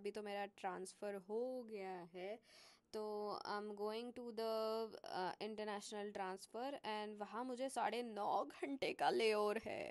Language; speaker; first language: Hindi; non-native, local second language; Marathi